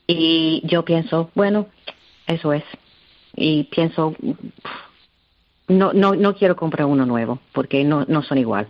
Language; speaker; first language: Spanish; non-native, learner; English